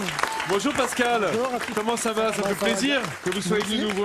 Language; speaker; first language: French; native; French